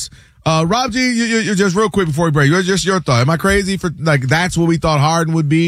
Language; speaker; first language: English; native; English